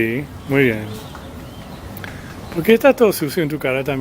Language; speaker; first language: Spanish; non-native, fluent; English